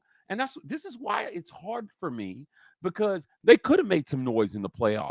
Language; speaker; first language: English; native; English